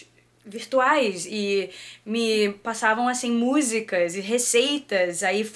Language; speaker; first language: Portuguese; early bilingual, heritage; Portuguese